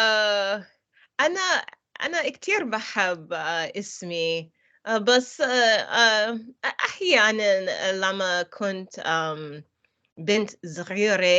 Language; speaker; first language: Arabic; non-native, learner; English